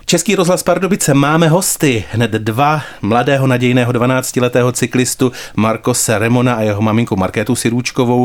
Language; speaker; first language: Czech; native; Czech